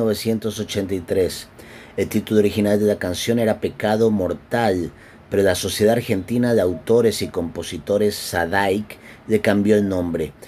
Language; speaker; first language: Spanish; native; Spanish